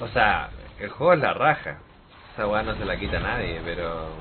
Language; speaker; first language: Spanish; native; Spanish